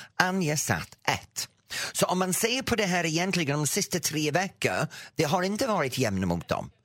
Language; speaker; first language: Swedish; non-native, fluent; English